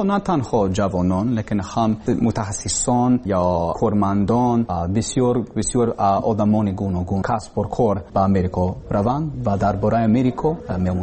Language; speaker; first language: Persian; non-native, learner; English